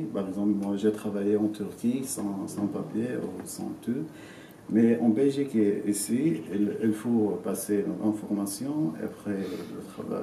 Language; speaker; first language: French; non-native, learner; Arabic